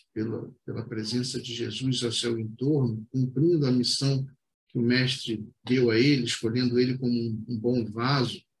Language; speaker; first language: Portuguese; native; Portuguese